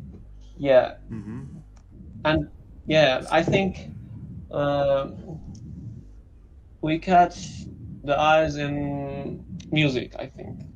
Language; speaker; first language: English; non-native, learner; Arabic